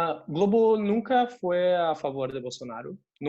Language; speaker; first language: Spanish; non-native, fluent; Portuguese